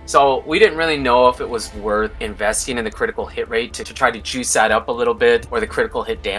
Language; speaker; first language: English; native; English